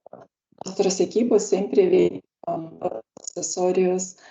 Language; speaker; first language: Spanish; non-native, learner; Lithuanian